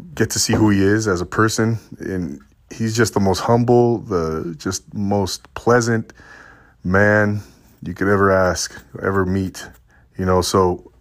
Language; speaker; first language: English; early bilingual, other home language; Spanish